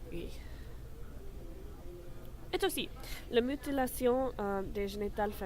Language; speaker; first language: French; non-native, learner; English